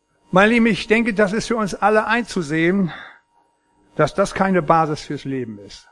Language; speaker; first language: German; native; German